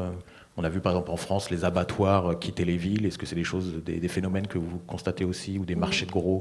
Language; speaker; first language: French; native; French